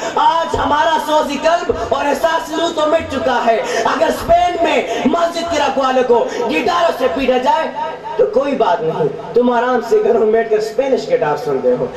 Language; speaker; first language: Urdu; non-native, local second language; Pashto